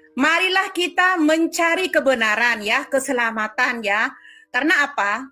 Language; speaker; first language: Indonesian; non-native, local second language; Madurese